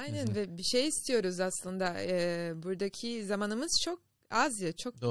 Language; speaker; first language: Turkish; non-native, learner; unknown